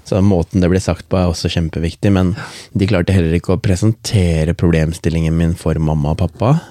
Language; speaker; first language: Norwegian; non-native, local second language; Tamil